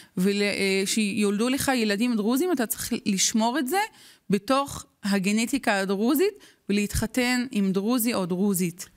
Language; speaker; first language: Hebrew; non-native, local second language; Arabic